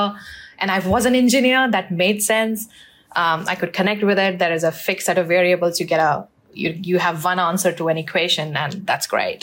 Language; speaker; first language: English; non-native, local second language; Hindi